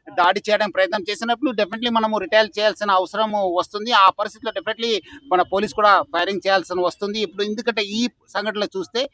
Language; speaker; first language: Telugu; non-native, fluent; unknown